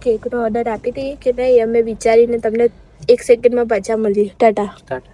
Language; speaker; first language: Gujarati; native; Gujarati